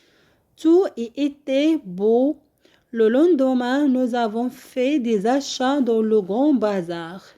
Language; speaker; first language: French; non-native, local second language; Arabic